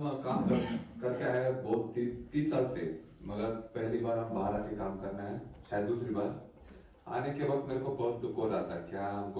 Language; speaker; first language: Hindi; non-native, local second language; Kannada